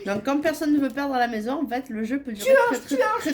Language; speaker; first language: French; native; French